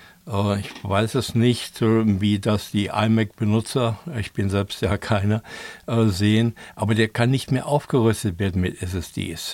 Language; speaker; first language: German; native; German